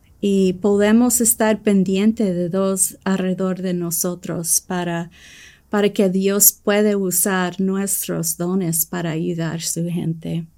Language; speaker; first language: Spanish; early bilingual, heritage; English